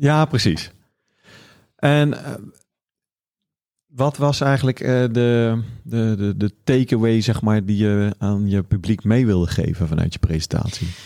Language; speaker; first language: Dutch; native; Dutch